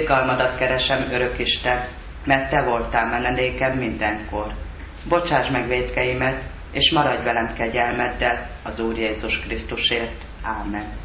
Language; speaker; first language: Hungarian; native; Hungarian